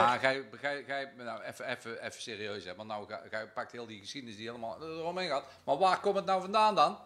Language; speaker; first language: Dutch; native; Dutch